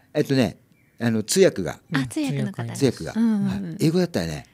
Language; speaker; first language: Japanese; native; Japanese